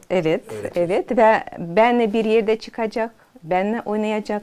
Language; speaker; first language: Turkish; non-native, learner; Azerbaijani